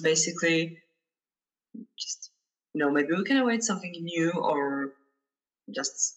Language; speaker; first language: English; non-native, fluent; Polish